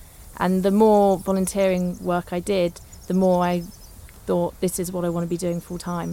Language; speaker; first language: English; native; English